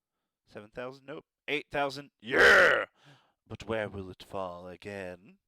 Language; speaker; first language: English; native; English